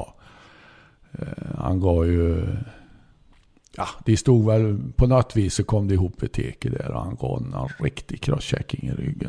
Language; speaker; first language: Swedish; native; Swedish